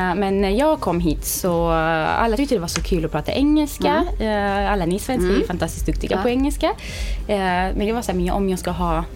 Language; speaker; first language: Swedish; non-native, fluent; Romanian